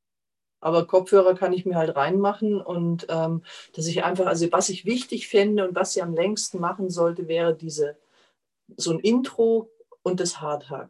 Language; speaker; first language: German; native; German